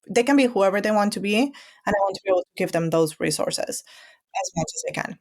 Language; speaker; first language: English; non-native, fluent; Spanish